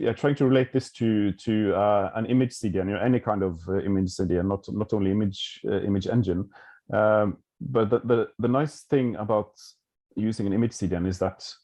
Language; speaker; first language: English; non-native, fluent; Norwegian